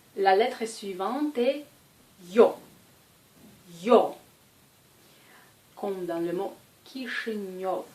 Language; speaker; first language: French; non-native, fluent; Russian